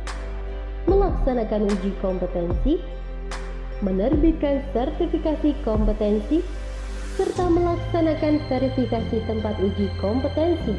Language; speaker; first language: Indonesian; native; Indonesian